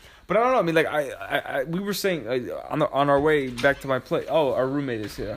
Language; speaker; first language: English; native; English